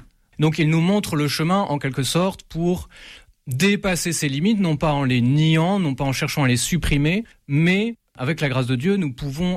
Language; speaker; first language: French; native; French